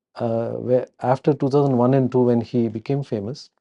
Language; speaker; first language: English; non-native, local second language; Telugu